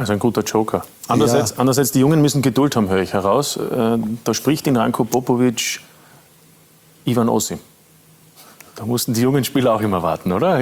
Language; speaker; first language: German; native; German